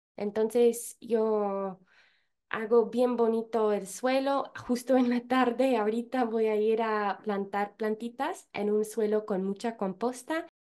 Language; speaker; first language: Spanish; non-native, fluent; English